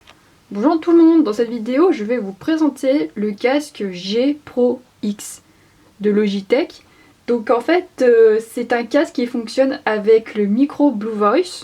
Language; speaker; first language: French; native; French